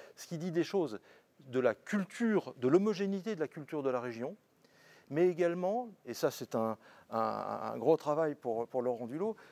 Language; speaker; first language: French; native; French